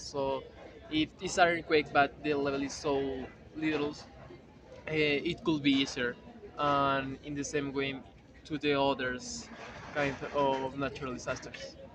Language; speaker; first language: English; non-native, learner; Spanish